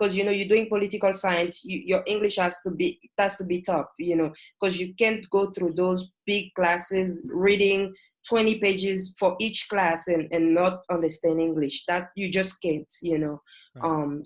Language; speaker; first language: English; non-native, fluent; French